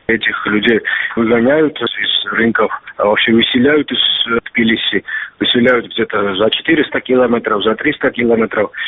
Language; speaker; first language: Russian; non-native, local second language; Georgian